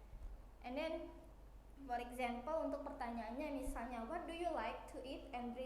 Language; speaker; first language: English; non-native, learner; Indonesian